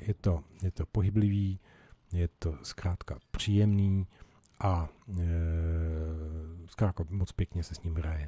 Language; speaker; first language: Czech; native; Czech